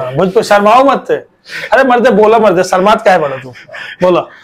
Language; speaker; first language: Hindi; native; Hindi